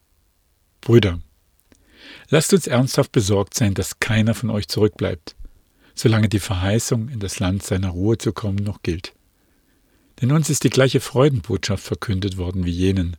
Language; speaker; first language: German; native; German